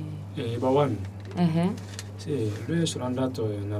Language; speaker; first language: Italian; non-native, learner; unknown